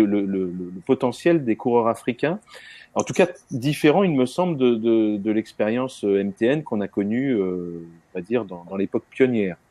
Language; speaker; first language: French; native; French